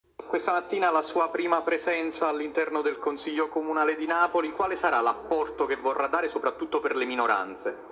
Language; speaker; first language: Italian; native; Italian